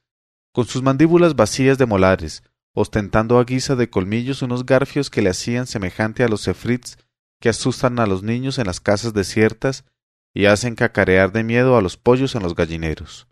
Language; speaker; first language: Spanish; native; Spanish